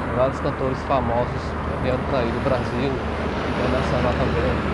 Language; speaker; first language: Portuguese; native; Portuguese